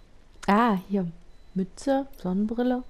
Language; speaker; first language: German; native; German